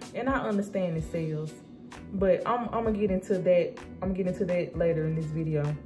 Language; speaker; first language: English; native; English